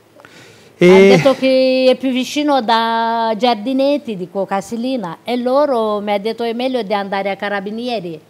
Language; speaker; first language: Italian; non-native, local second language; Romanian